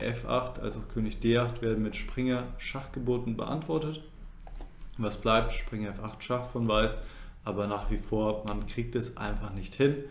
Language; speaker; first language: German; native; German